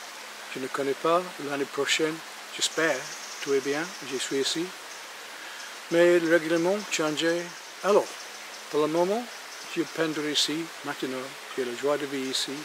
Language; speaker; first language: French; non-native, learner; English